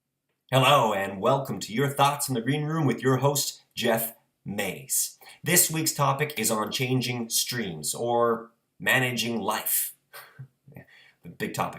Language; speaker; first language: English; native; English